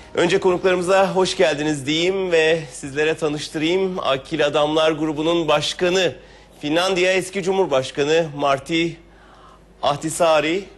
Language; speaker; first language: Turkish; native; Turkish